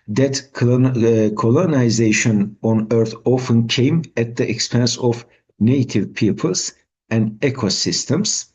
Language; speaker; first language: English; non-native, fluent; Turkish